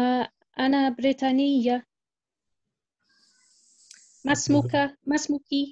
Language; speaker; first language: Arabic; non-native, learner; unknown